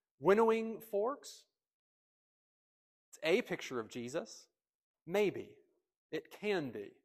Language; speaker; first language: English; native; English